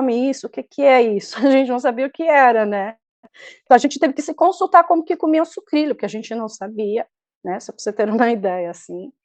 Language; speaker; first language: Portuguese; non-native, fluent; Albanian